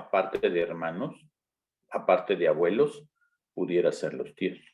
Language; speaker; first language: Spanish; native; Spanish